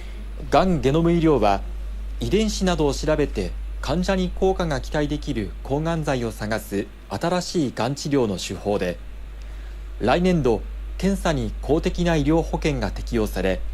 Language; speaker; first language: Japanese; native; Japanese